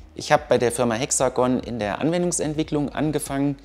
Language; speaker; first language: German; native; German